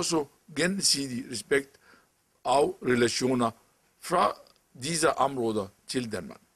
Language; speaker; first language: Danish; non-native, local second language; Arabic